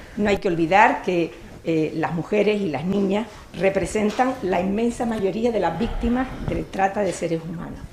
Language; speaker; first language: Spanish; native; Spanish